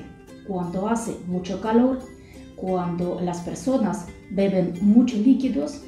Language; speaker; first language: Spanish; non-native, fluent; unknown